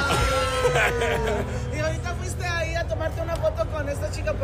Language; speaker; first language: Spanish; early bilingual, heritage; Spanish